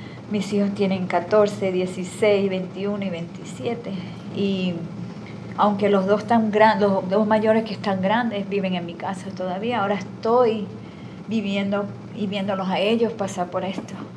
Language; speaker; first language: Spanish; native; Spanish